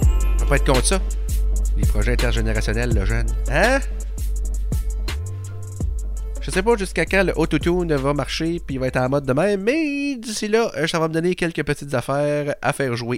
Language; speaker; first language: French; native; French